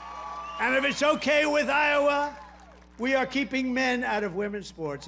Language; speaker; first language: English; native; English